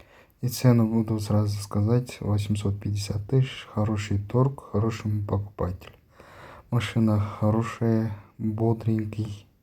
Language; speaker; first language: Russian; non-native, local second language; Kyrgyz